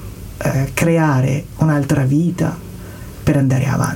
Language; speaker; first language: Italian; non-native, learner; Persian